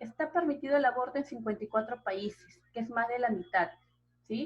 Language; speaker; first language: Spanish; native; Spanish